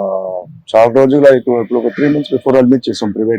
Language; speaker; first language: Telugu; non-native, local second language; Tamil